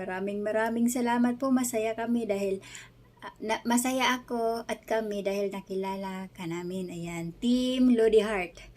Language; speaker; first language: Filipino; non-native, local second language; Masbatenyo